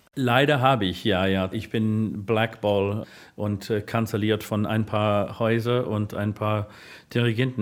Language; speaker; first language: German; non-native, fluent; English